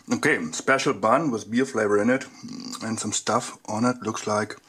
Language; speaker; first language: English; non-native, fluent; German